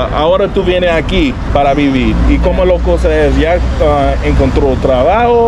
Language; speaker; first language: Spanish; non-native, learner; English